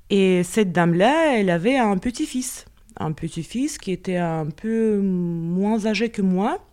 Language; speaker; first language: French; non-native, fluent; Russian